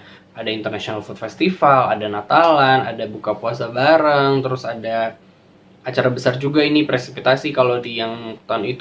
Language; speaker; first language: Indonesian; native; Indonesian